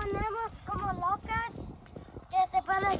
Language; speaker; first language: Spanish; early bilingual, heritage; Spanish